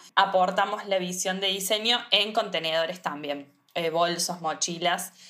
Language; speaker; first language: Spanish; native; Spanish